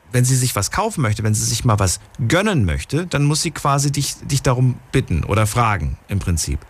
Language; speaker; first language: German; non-native, fluent; Slovak